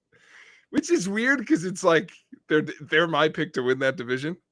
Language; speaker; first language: English; native; English